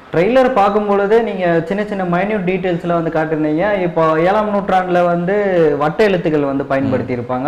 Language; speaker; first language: Tamil; native; Tamil